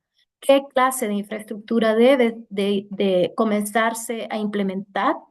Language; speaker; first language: Spanish; native; Spanish